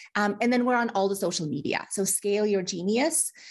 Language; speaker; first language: English; early bilingual, other home language; Russian